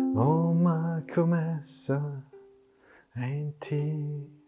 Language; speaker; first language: Portuguese; non-native, learner; German